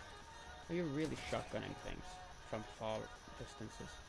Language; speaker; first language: English; native; English